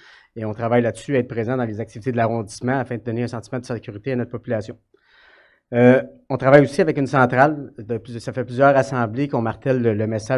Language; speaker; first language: French; native; French